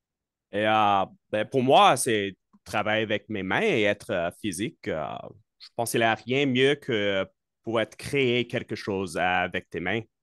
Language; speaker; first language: French; non-native, local second language; English